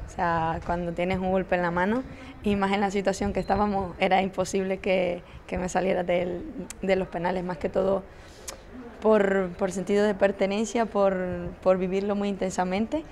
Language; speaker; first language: Spanish; native; Spanish